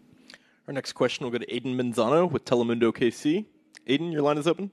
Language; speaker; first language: English; native; English